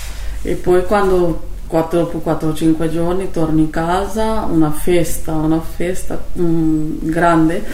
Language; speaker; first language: Italian; non-native, learner; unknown